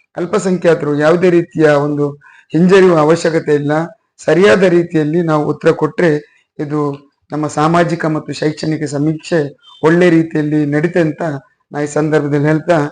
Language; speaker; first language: Kannada; non-native, local second language; Urdu